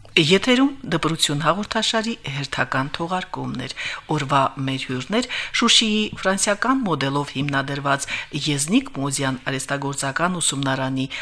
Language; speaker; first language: Armenian; native; Armenian